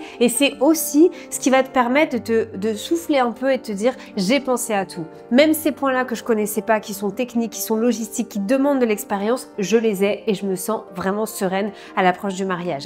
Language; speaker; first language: French; native; French